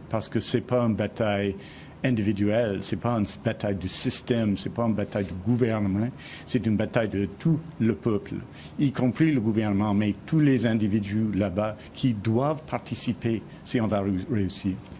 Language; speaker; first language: French; non-native, fluent; English